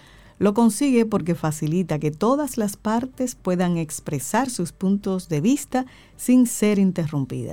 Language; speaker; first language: Spanish; native; Spanish